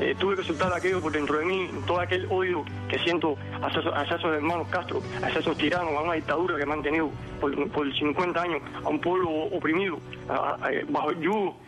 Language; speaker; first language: Spanish; native; Spanish